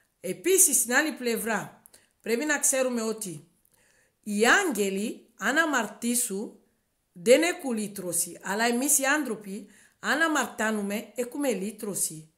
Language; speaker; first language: Greek; non-native, learner; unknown